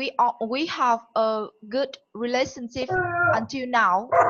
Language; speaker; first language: English; non-native, learner; Vietnamese